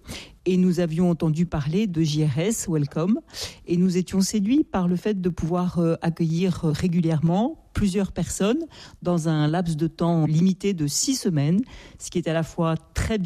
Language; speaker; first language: French; native; French